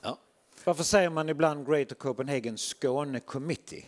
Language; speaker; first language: Swedish; native; Swedish